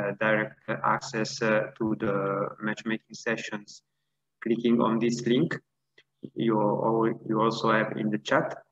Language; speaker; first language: English; non-native, fluent; Italian